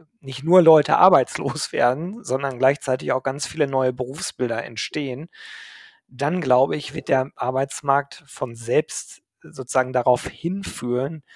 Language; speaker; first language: German; native; German